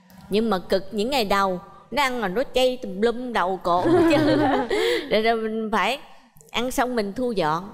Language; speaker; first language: Vietnamese; native; Vietnamese